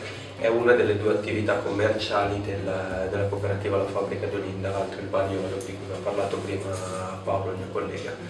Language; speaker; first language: Italian; native; Italian